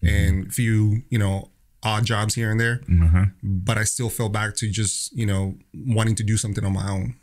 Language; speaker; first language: English; native; English